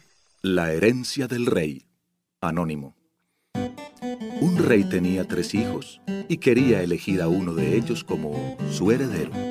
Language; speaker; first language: Spanish; native; Spanish